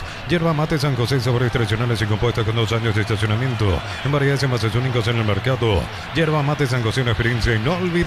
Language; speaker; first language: Spanish; native; Spanish